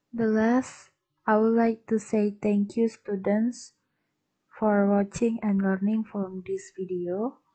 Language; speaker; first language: English; non-native, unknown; Indonesian